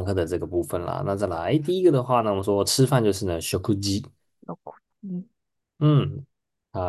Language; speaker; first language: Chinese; native; Chinese